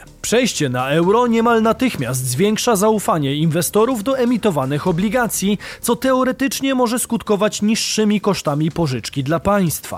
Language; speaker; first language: Polish; native; Polish